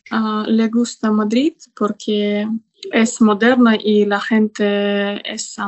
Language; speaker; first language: Spanish; non-native, learner; Russian